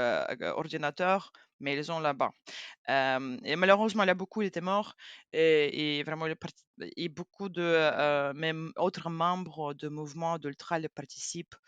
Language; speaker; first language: French; non-native, fluent; Ukrainian